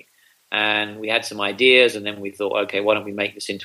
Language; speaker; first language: English; native; English